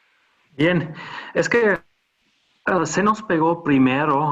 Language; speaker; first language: Spanish; non-native, fluent; German